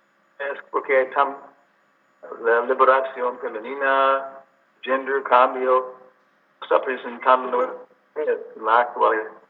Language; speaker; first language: Spanish; non-native, learner; English